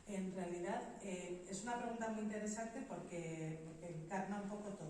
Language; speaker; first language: Spanish; non-native, local second language; French